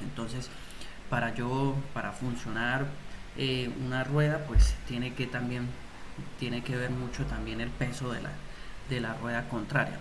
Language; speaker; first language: Spanish; native; Spanish